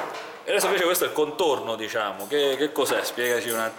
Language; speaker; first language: Italian; native; Italian